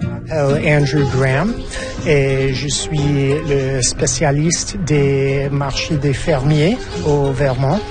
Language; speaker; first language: French; non-native, fluent; English